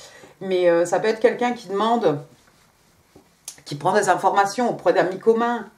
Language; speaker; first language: French; native; French